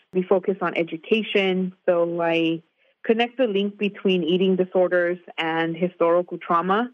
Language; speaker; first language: English; native; English